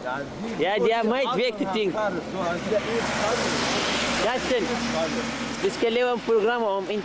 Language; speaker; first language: Danish; non-native, learner; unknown